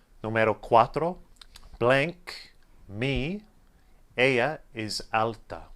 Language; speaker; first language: Spanish; non-native, fluent; English